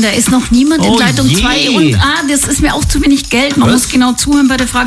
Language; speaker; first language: German; native; German